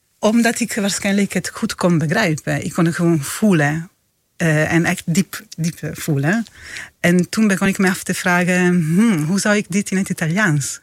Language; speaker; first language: Dutch; non-native, fluent; Italian